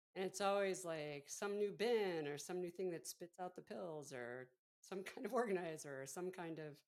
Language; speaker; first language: English; native; English